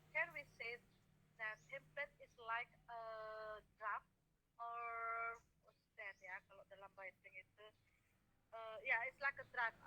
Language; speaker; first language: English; non-native, fluent; Indonesian